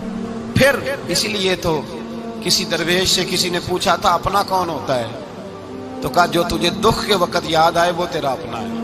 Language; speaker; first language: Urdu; non-native, local second language; Punjabi